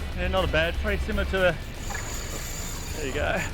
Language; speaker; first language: English; native; English